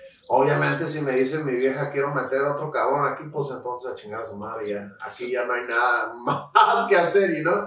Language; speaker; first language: Spanish; early bilingual, heritage; Spanish